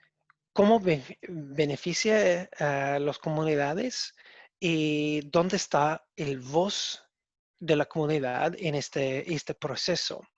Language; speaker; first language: Spanish; non-native, learner; English